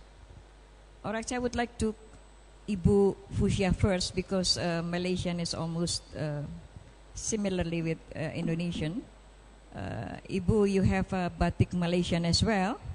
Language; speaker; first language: English; non-native, fluent; Indonesian